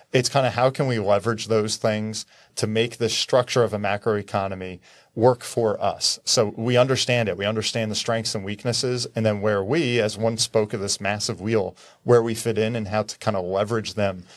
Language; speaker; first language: English; native; English